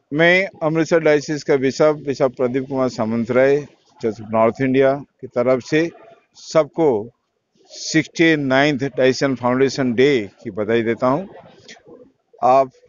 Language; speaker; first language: Hindi; non-native, local second language; Odia